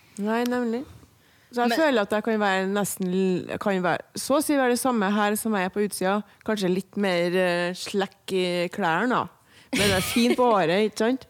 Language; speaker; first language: Norwegian; native; Norwegian